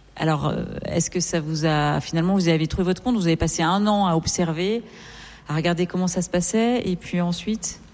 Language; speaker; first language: French; native; French